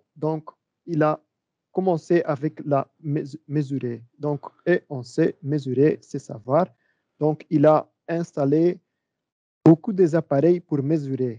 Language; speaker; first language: French; non-native, learner; Dutch